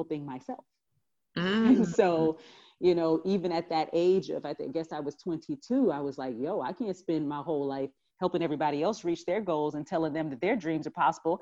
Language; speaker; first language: English; native; English